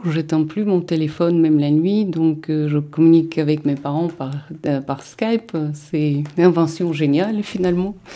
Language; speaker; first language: French; non-native, fluent; Russian